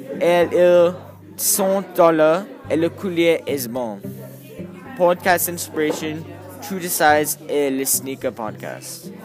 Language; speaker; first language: French; non-native, learner; English